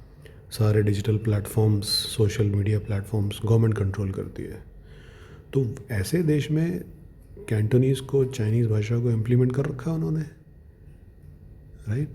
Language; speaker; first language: Hindi; native; Hindi